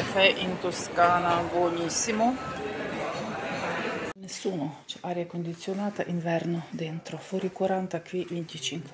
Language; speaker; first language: Italian; non-native, fluent; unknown